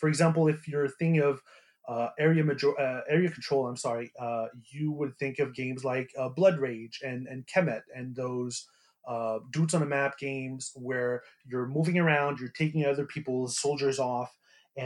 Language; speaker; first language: English; native; English